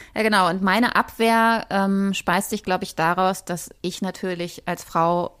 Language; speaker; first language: German; native; German